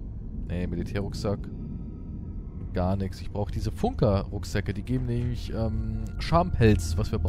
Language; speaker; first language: German; native; German